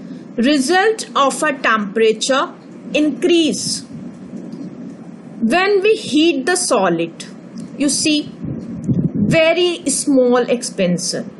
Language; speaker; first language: English; non-native, local second language; Hindi